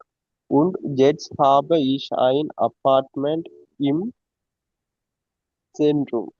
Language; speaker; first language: German; non-native, learner; Tamil